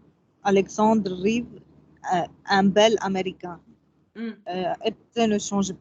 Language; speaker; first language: French; non-native, learner; Arabic